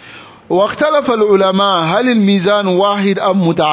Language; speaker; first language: Arabic; non-native, fluent; French